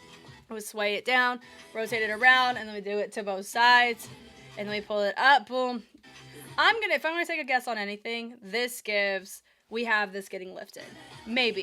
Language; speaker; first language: English; native; English